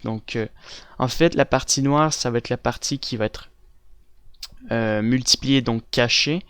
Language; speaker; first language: French; native; French